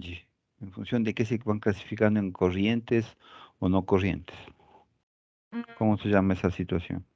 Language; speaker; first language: Spanish; native; Spanish